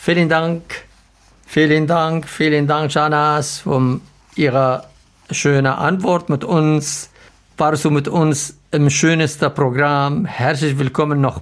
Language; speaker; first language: German; non-native, learner; Arabic